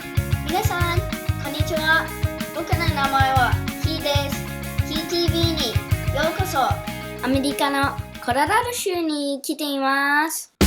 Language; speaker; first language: Japanese; early bilingual, heritage; Japanese